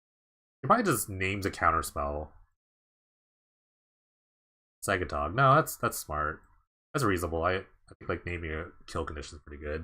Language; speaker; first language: English; native; English